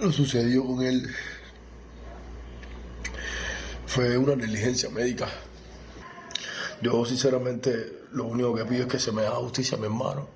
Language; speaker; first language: Spanish; native; Spanish